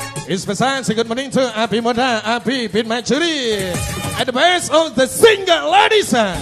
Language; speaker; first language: English; non-native, learner; Indonesian